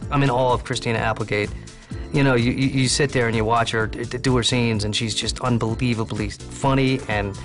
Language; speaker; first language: English; native; English